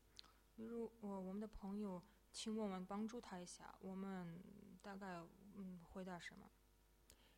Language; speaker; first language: Chinese; non-native, fluent; Russian